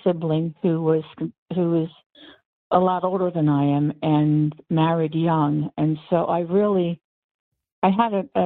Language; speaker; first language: English; native; English